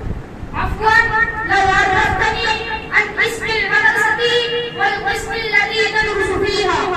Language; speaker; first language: Arabic; non-native, learner; Urdu